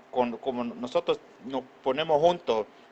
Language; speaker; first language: Spanish; non-native, local second language; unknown